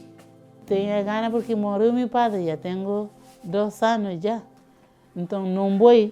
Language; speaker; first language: Portuguese; non-native, learner; Kabuverdianu